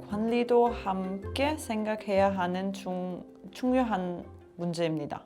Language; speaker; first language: Korean; non-native, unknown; German